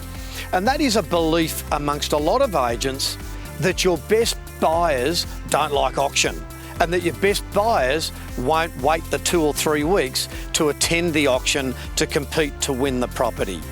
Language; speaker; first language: English; native; English